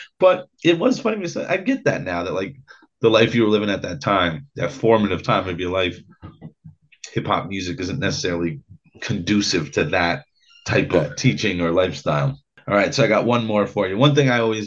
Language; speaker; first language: English; native; English